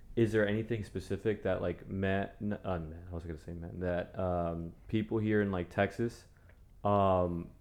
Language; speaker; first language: English; early bilingual, other home language; Spanish